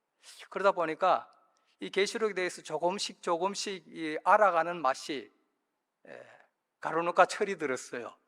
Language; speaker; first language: Korean; native; Korean